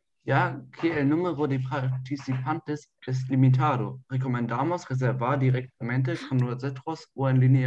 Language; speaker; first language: Spanish; non-native, learner; German